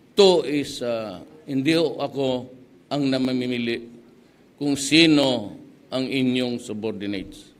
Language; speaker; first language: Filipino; non-native, local second language; Cebuano